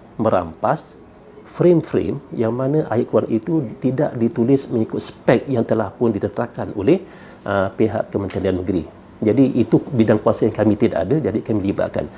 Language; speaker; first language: Malay; native; Malay